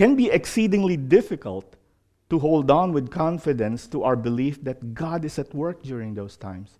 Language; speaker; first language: English; non-native, local second language; Filipino